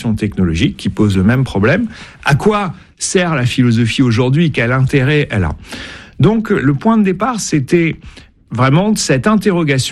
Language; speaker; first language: French; native; French